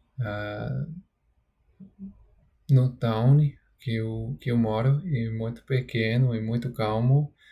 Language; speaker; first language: Portuguese; non-native, learner; English